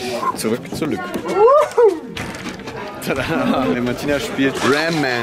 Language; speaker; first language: German; native; German